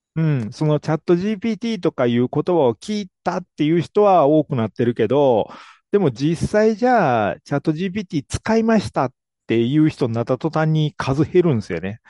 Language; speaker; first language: Japanese; native; Japanese